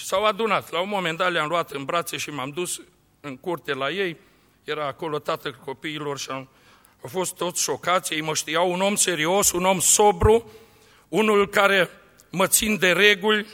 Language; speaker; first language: Romanian; native; Romanian